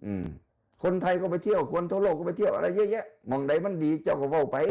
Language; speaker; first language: Thai; non-native, local second language; Northeastern Thai